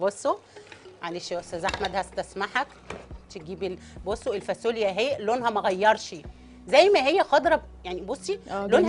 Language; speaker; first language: Arabic; native; Arabic